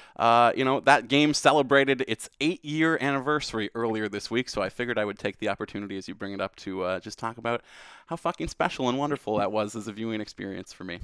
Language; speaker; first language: English; native; English